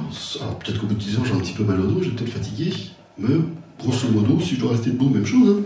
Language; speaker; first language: French; native; French